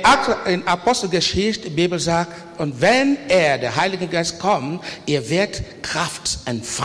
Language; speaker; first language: German; non-native, learner; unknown